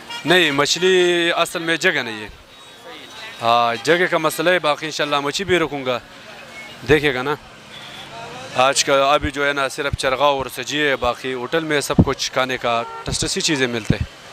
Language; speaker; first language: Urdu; non-native, local second language; Pashto